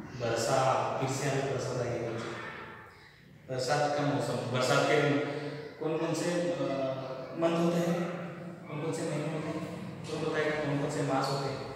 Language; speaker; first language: Hindi; non-native, local second language; Marathi